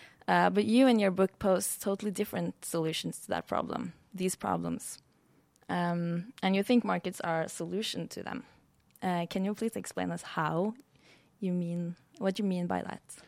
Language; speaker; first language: English; non-native, fluent; Norwegian